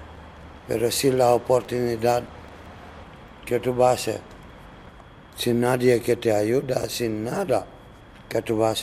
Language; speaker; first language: Spanish; non-native, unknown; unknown